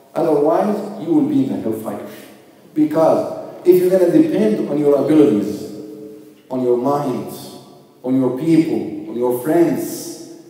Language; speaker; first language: English; non-native, fluent; Arabic